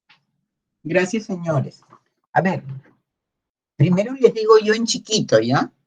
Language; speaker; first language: Spanish; native; Spanish